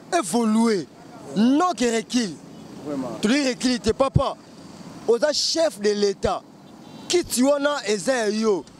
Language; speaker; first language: Lingala; native; Lingala